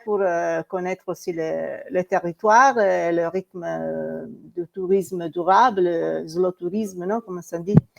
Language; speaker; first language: French; non-native, fluent; Italian